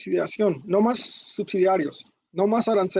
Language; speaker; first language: Spanish; early bilingual, heritage; Spanish